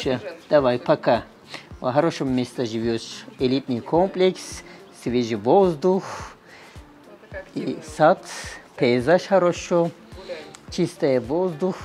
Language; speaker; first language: Russian; non-native, learner; Turkish